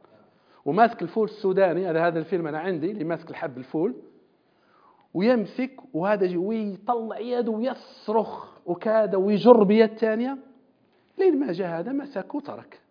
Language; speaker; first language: Arabic; native; Arabic